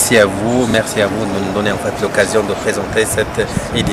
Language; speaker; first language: French; non-native, local second language; Arabic